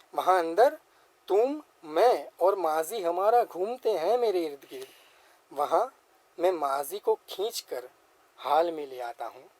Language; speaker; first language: Hindi; non-native, local second language; Gujarati